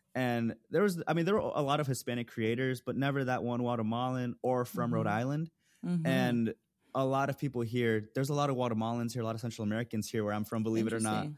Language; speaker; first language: English; early bilingual, other home language; Spanish